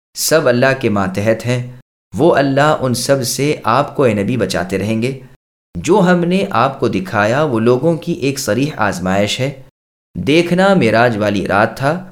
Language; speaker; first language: Urdu; native; Urdu